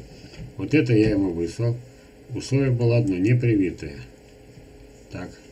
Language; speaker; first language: Russian; native; Russian